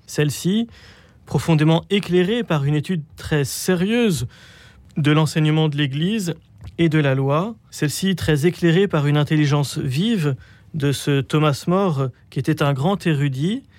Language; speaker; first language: French; native; French